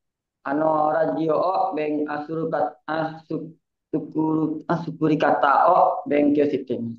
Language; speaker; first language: Japanese; non-native, learner; Indonesian